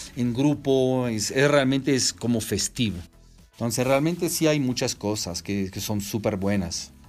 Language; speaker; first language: Spanish; non-native, fluent; French